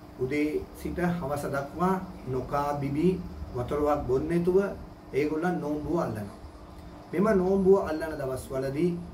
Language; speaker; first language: Sinhala; non-native, local second language; Tamil